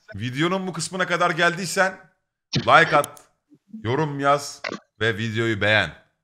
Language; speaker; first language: Turkish; native; Turkish